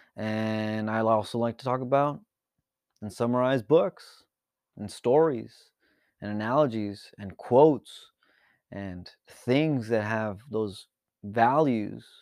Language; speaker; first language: English; early bilingual, other home language; Spanish